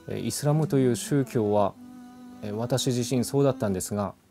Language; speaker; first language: Japanese; native; Japanese